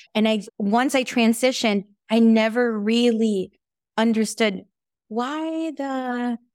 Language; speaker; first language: English; non-native, local second language; Filipino